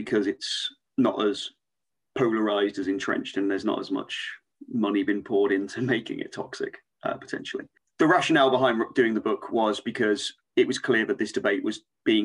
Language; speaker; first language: English; native; English